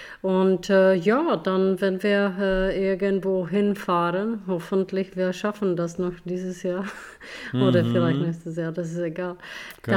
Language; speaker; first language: German; non-native, fluent; Czech